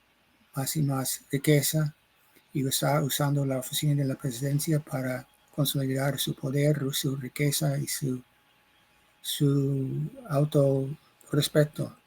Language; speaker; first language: Spanish; non-native, fluent; English